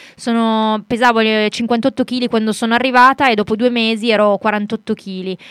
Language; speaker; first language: Italian; native; Italian